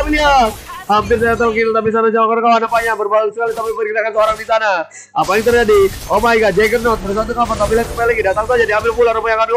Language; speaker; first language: Indonesian; native; Indonesian